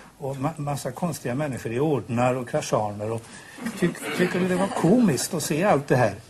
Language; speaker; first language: Swedish; native; Swedish